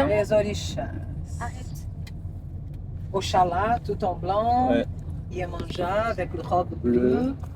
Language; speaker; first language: French; non-native, fluent; Portuguese